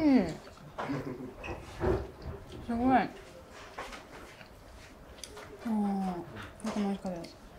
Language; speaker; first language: Japanese; non-native, fluent; Russian